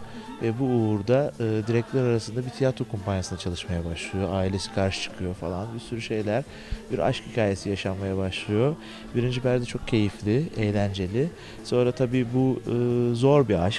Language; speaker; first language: Turkish; native; Turkish